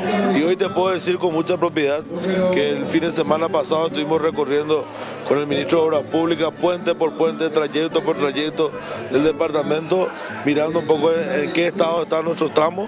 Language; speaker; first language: Spanish; native; Spanish